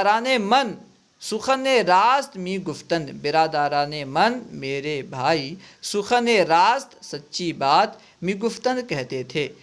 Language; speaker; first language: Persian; non-native, fluent; Urdu